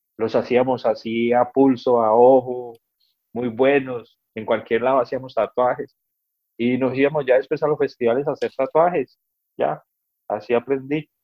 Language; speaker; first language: Spanish; native; Spanish